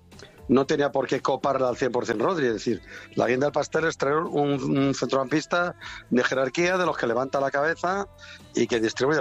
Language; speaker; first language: Spanish; native; Spanish